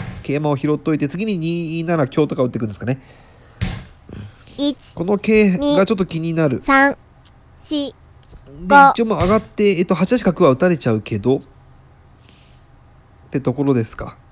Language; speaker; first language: Japanese; native; Japanese